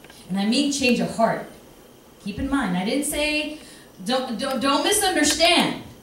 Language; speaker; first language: English; early bilingual, other home language; Spanish